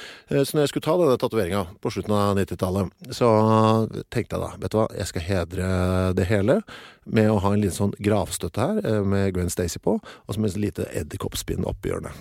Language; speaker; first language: Norwegian; native; Norwegian